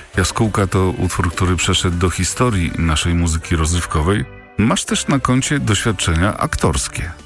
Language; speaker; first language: Polish; native; Polish